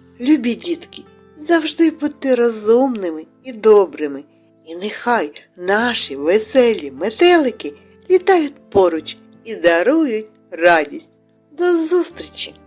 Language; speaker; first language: Ukrainian; native; Ukrainian